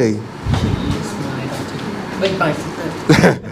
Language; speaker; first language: English; non-native, learner; Thai